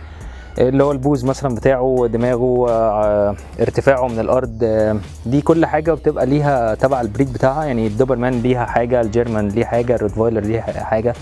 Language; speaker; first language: Arabic; native; Arabic